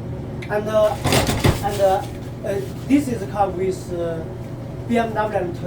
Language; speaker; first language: English; non-native, learner; Chinese